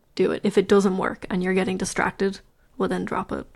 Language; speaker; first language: English; native; English